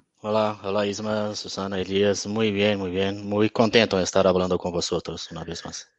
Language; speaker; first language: Spanish; non-native, fluent; Portuguese